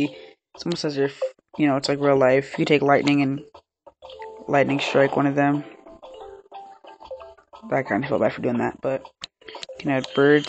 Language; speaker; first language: English; native; English